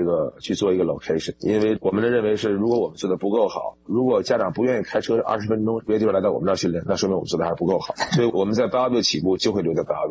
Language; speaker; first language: Chinese; native; Chinese